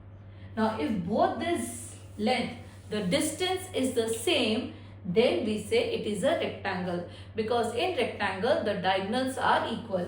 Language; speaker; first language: English; non-native, local second language; Hindi